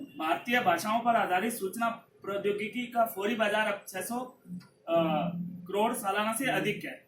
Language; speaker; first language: Hindi; non-native, local second language; Punjabi